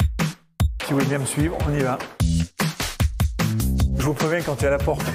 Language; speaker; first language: French; native; French